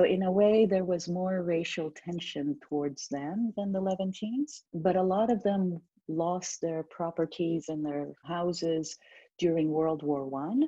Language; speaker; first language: English; non-native, fluent; Turkish